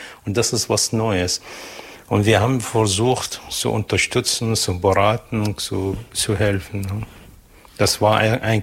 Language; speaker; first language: German; non-native, fluent; Arabic